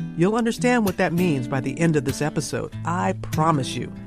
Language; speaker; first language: English; native; English